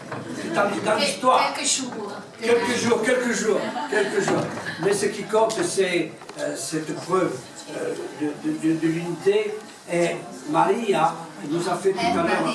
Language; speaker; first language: French; native; French